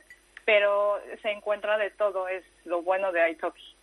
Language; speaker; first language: Spanish; non-native, fluent; Korean